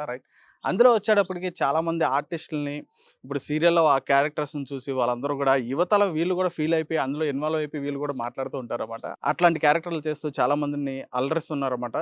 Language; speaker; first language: Telugu; native; Telugu